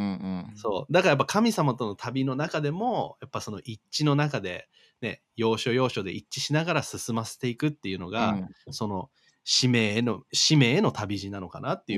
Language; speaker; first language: Japanese; native; Japanese